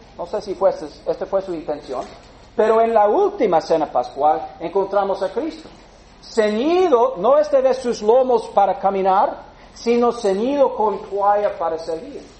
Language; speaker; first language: Spanish; non-native, fluent; English